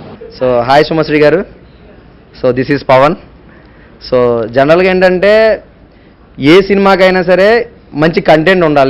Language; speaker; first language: Telugu; native; Telugu